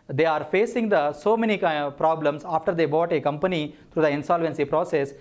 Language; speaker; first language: English; non-native, local second language; Telugu